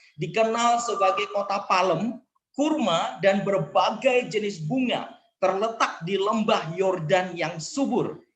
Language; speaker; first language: Indonesian; native; Indonesian